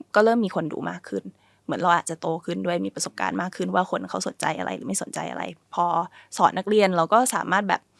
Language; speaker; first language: Thai; early bilingual, other home language; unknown